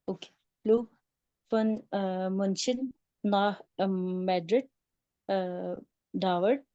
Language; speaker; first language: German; non-native, learner; Urdu